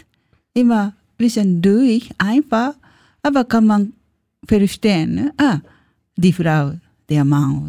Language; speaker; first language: German; non-native, learner; Japanese